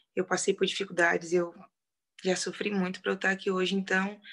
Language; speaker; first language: Portuguese; native; Portuguese